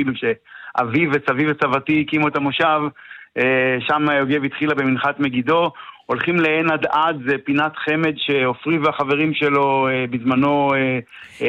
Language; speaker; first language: Hebrew; native; Hebrew